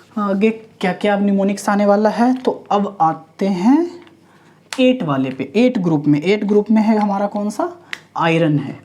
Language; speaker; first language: Hindi; non-native, local second language; Marathi